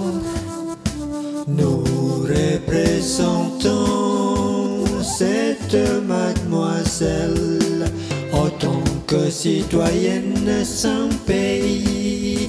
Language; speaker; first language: French; non-native, fluent; Indonesian